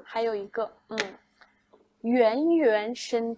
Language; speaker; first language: Chinese; non-native, fluent; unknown